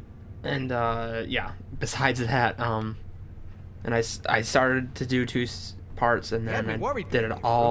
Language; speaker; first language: English; native; English